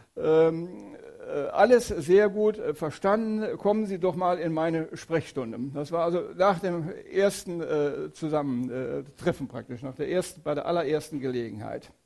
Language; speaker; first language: German; native; German